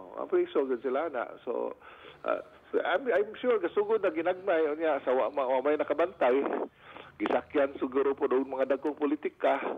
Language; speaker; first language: Cebuano; native; Cebuano